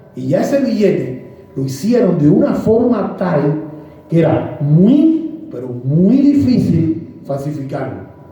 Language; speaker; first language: Spanish; native; Spanish